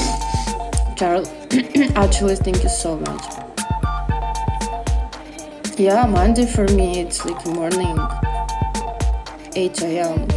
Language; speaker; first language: English; non-native, learner; Russian